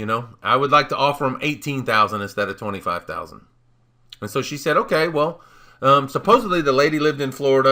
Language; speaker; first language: English; native; English